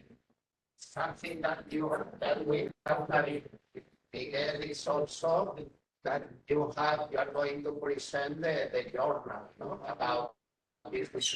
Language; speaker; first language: English; non-native, learner; Spanish